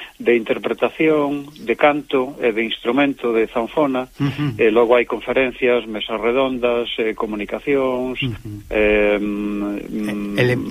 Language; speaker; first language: Galician; native; Galician